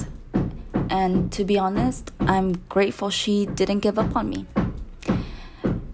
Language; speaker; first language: English; early bilingual, other home language; Spanish